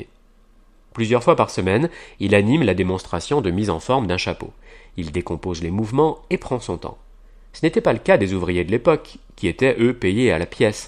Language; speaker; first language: French; native; French